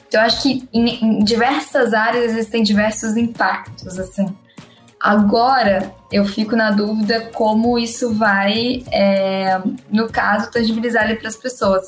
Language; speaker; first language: Portuguese; native; Portuguese